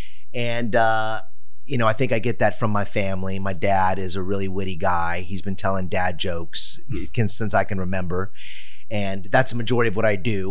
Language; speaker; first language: English; native; English